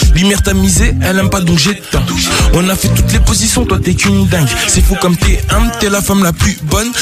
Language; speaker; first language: French; native; French